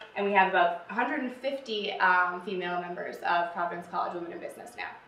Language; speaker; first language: English; native; English